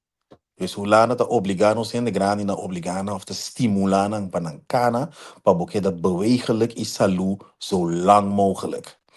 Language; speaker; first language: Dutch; non-native, local second language; Papiamento